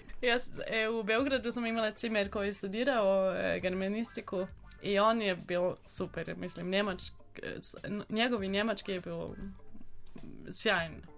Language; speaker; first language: Croatian; non-native, learner; German